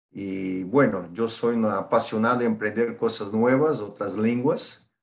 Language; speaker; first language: Spanish; non-native, fluent; Portuguese